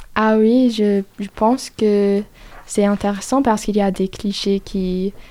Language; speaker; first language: French; non-native, fluent; English